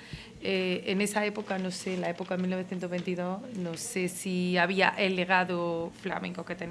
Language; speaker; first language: Spanish; native; Spanish